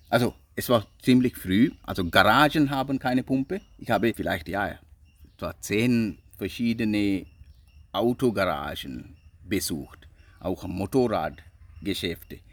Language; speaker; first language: German; non-native, fluent; Sinhala